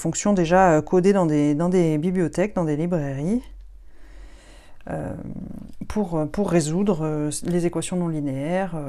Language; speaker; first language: French; native; French